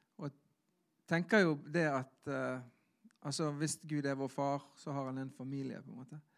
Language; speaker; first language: Norwegian; native; Norwegian